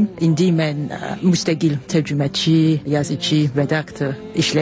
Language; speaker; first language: Azerbaijani; non-native, learner; English